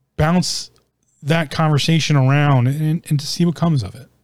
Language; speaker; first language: English; native; English